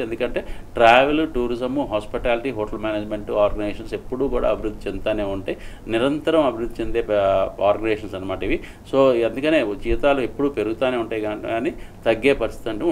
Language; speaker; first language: Telugu; native; Telugu